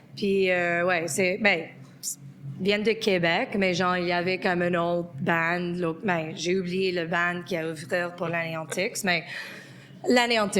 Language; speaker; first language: French; non-native, local second language; English